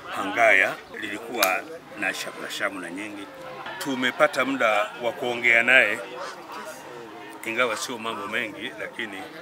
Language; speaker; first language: Swahili; non-native, local second language; Sukuma